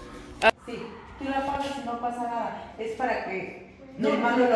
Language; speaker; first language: Spanish; native; Spanish